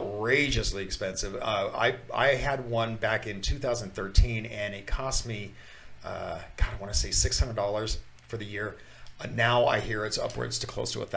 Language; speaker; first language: English; native; English